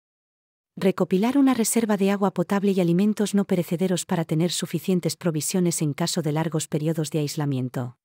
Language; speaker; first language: Spanish; native; Spanish